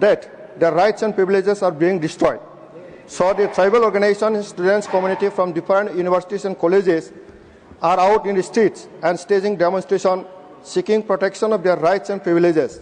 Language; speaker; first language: English; non-native, local second language; Bodo